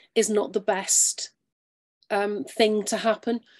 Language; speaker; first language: English; native; English